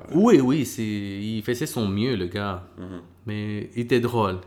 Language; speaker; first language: French; early bilingual, other home language; Spanish